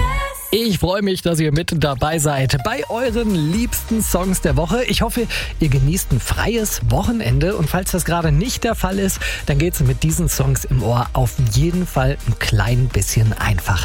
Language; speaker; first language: German; native; German